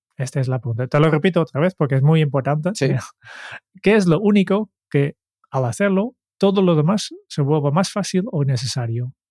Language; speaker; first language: Spanish; non-native, fluent; Dutch